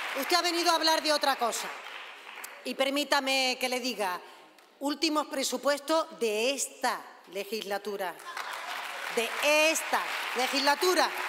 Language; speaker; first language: Spanish; native; Spanish